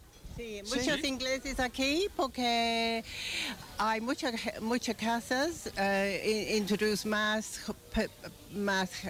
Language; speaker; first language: Spanish; non-native, learner; English